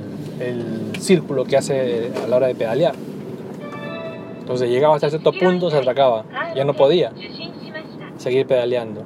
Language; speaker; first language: Spanish; native; Spanish